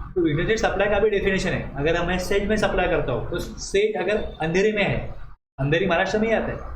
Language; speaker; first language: Hindi; non-native, local second language; Marathi